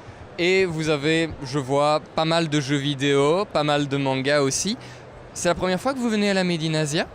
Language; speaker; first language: French; native; French